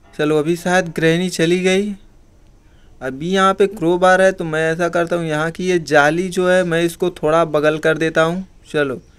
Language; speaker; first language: Hindi; native; Hindi